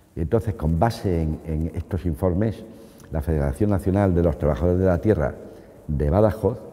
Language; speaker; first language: Spanish; native; Spanish